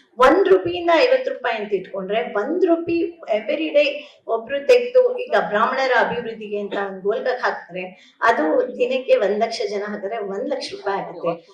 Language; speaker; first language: Kannada; native; Kannada